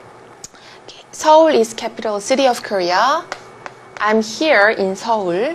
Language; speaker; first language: English; non-native, fluent; Korean